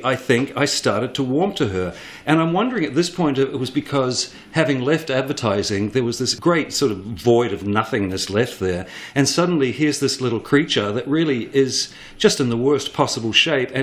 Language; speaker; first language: English; native; English